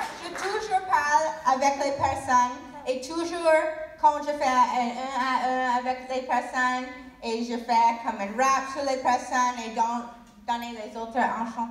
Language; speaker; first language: French; non-native, learner; English